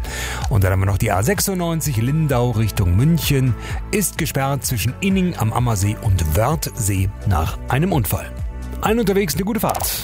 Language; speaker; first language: German; native; German